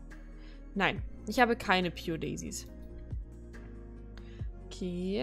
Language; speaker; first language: German; native; German